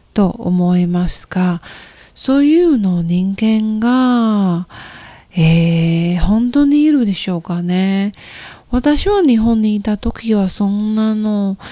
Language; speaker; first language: Japanese; non-native, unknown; Chinese